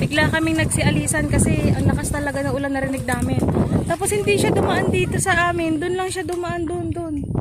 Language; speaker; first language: Filipino; non-native, local second language; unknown